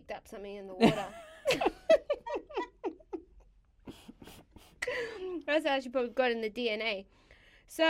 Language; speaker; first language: English; native; English